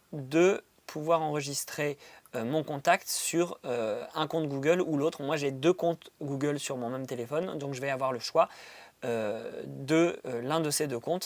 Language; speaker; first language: French; native; French